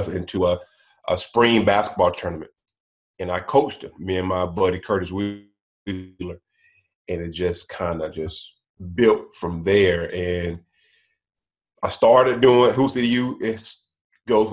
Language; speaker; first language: English; native; English